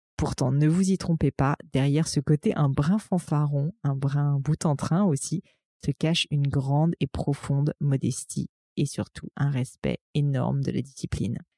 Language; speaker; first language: French; native; French